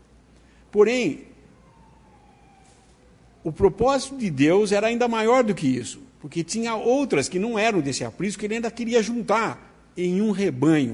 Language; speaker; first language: Portuguese; native; Portuguese